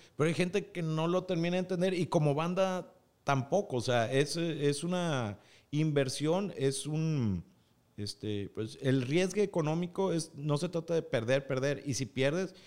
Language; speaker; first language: Spanish; native; Spanish